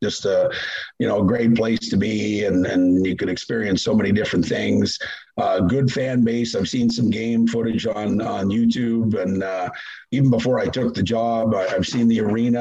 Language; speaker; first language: English; native; English